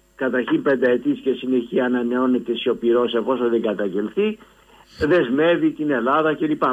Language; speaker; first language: Greek; native; Greek